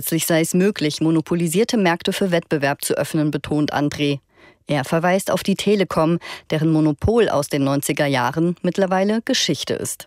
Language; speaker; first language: German; native; German